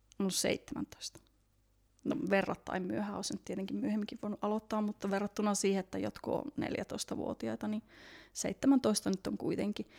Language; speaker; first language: Finnish; native; Finnish